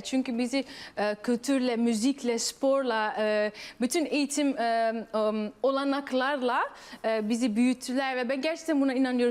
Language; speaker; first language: Turkish; early bilingual, heritage; Turkish